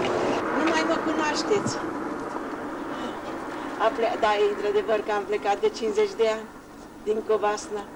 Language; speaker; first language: Romanian; non-native, local second language; Hungarian